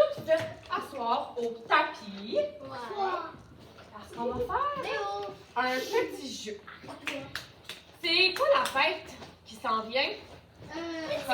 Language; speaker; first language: French; native; French